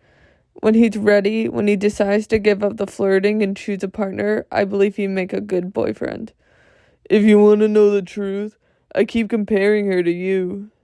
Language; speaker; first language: English; native; English